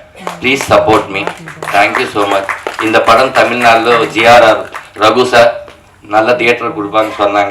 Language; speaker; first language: Tamil; non-native, learner; Telugu